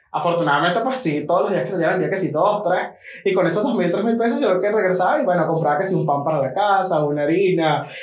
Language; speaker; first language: Spanish; native; Spanish